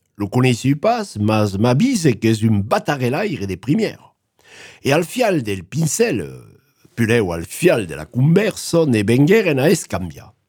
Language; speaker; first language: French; native; French